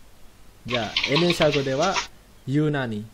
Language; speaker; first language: Japanese; non-native, learner; Indonesian